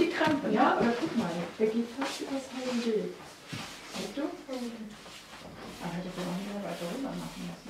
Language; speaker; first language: German; native; German